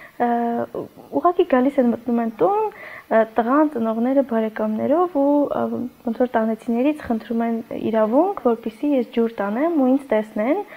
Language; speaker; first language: Armenian; non-native, local second language; Kurdish